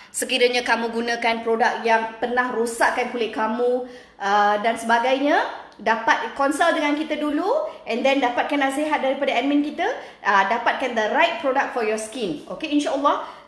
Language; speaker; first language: Malay; non-native, local second language; Tamil